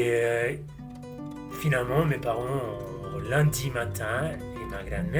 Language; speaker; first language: French; non-native, fluent; Spanish